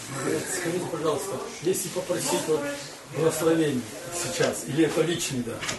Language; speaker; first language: Russian; native; Russian